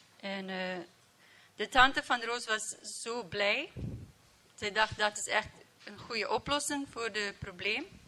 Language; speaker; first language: Dutch; non-native, learner; English